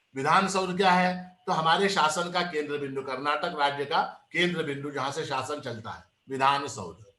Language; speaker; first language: Hindi; non-native, local second language; Kannada